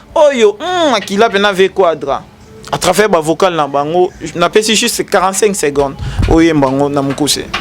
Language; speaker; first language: Lingala; native; Lingala